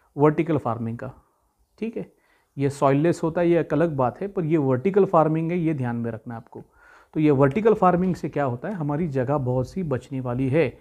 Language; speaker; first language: Hindi; non-native, local second language; Marathi